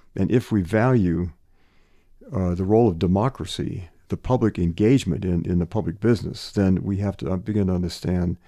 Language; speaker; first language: English; native; English